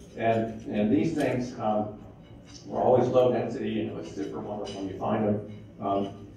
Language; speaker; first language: English; native; English